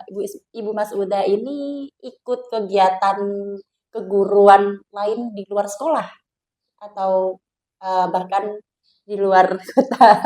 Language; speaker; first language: Indonesian; non-native, local second language; Javanese